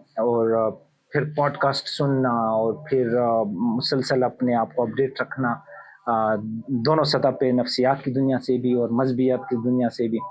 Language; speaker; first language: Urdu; non-native, local second language; Pashto